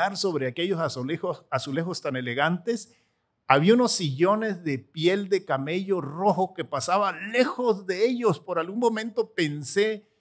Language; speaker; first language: Spanish; native; Spanish